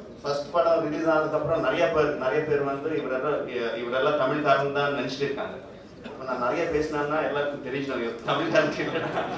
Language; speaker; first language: Tamil; non-native, local second language; Telugu